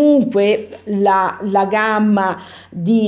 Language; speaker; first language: Italian; native; Italian